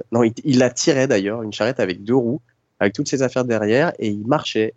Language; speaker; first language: French; native; French